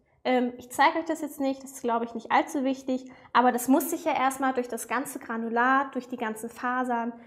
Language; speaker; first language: German; native; German